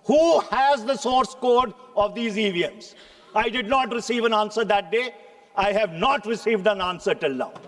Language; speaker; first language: English; non-native, local second language; Hindi